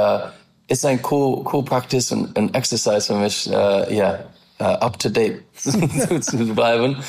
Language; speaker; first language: German; non-native, learner; English